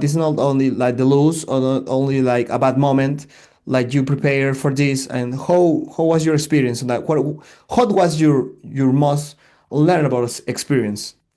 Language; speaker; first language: English; non-native, learner; Spanish